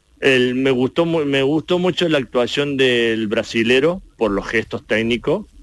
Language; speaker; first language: Spanish; native; Spanish